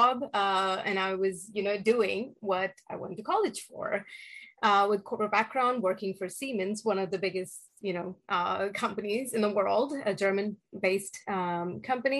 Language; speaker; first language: English; non-native, local second language; Hindi